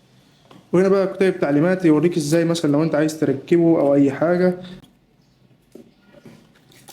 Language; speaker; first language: Arabic; native; Arabic